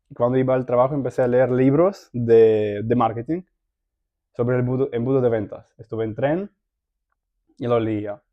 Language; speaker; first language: Spanish; non-native, fluent; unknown